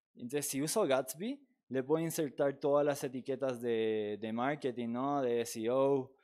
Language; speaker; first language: Spanish; native; Spanish